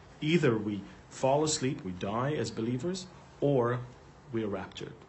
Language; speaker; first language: English; non-native, fluent; Hebrew